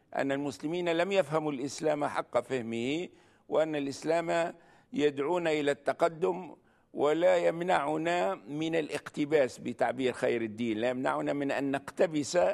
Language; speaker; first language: Arabic; native; Arabic